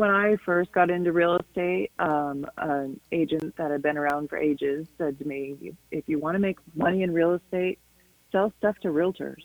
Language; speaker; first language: English; native; English